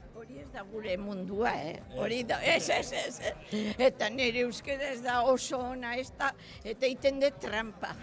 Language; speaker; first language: Basque; non-native, learner; Spanish